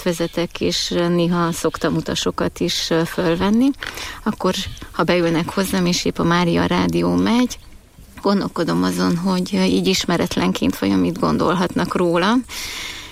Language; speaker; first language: Hungarian; native; Hungarian